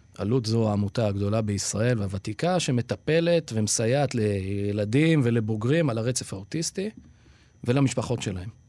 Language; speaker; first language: Hebrew; native; Hebrew